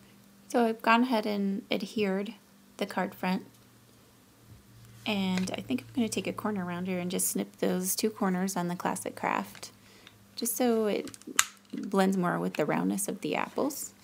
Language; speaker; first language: English; native; English